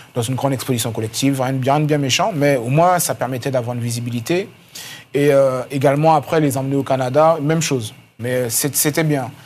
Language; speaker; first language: French; native; French